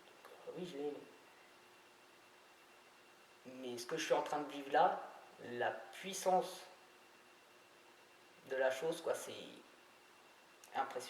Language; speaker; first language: French; native; French